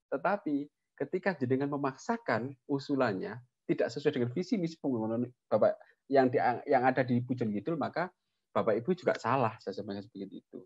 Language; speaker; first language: Indonesian; non-native, local second language; Javanese